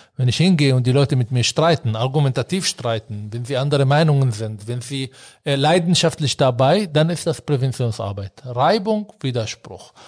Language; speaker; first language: German; non-native, fluent; Arabic